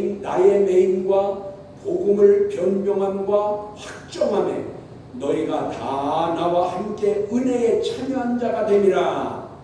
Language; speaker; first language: Korean; native; Korean